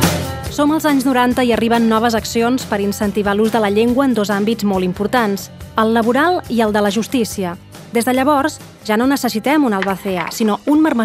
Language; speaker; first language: Catalan; native; Catalan